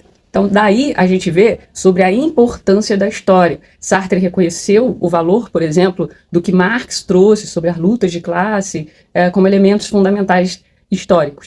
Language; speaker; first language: Portuguese; native; Portuguese